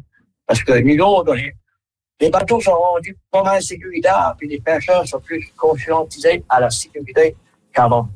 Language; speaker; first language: French; native; French